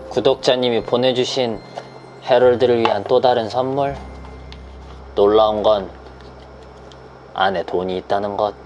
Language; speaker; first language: Korean; native; Korean